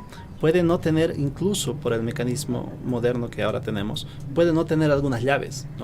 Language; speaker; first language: Spanish; native; Spanish